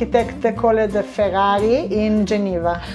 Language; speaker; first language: English; non-native, learner; Italian